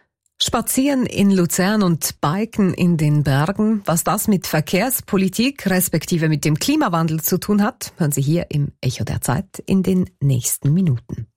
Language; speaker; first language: German; native; German